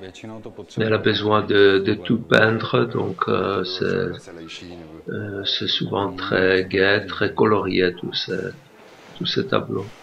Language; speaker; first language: French; non-native, fluent; Czech